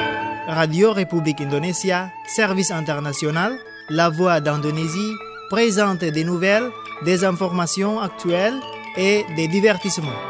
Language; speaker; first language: French; non-native, fluent; Indonesian